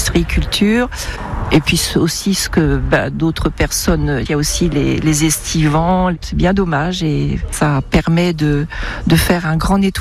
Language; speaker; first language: French; native; French